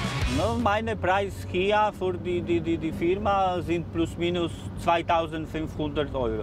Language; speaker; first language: German; non-native, learner; Polish